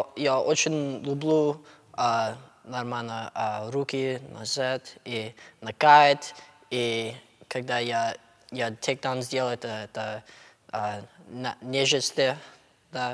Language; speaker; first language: Russian; non-native, learner; English